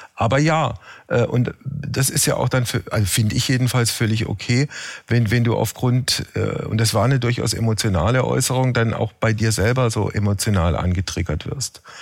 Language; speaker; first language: German; native; German